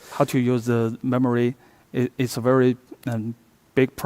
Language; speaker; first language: English; non-native, fluent; Chinese